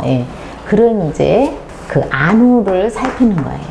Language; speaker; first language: Korean; native; Korean